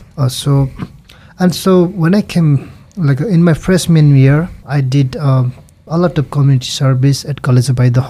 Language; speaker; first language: English; non-native, local second language; Nepali